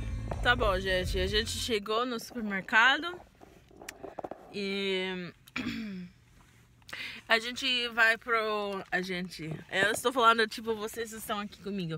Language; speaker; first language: Portuguese; non-native, learner; English